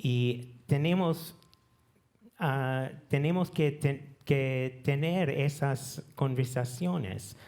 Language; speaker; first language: Spanish; non-native, learner; English